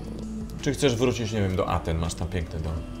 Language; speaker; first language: Polish; native; Polish